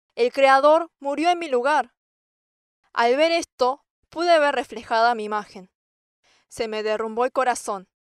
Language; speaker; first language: Spanish; non-native, fluent; English